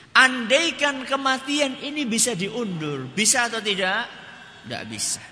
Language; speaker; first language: Indonesian; non-native, local second language; Javanese